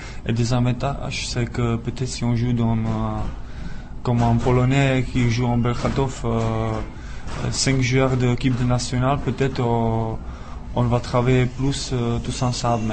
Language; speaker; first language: French; non-native, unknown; Czech